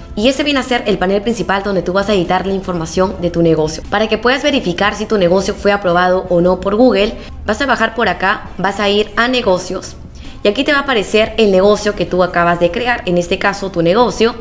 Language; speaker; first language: Spanish; native; Spanish